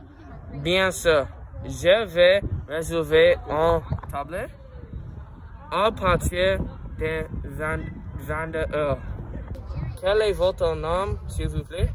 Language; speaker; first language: French; non-native, learner; English